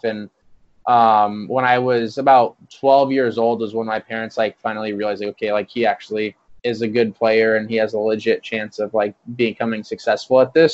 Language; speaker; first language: English; native; English